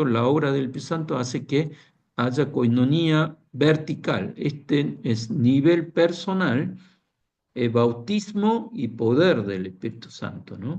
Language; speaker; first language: Spanish; non-native, fluent; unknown